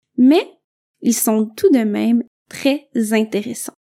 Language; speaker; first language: French; native; French